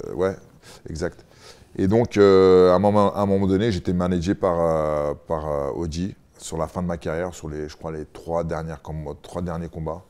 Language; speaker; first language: French; native; French